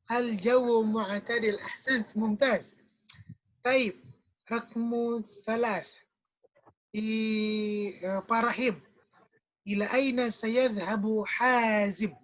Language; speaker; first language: Arabic; non-native, fluent; Indonesian